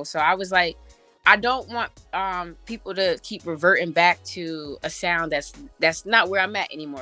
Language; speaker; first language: English; early bilingual, other home language; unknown